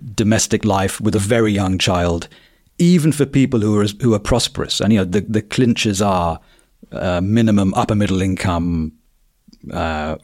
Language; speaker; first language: English; native; English